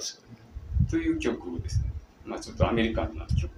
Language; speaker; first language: Japanese; native; Japanese